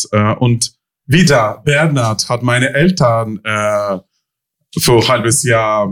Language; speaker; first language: German; non-native, learner; Ukrainian